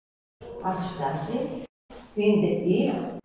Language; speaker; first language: German; non-native, learner; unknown